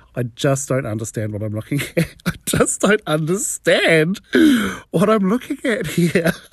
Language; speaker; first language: English; native; English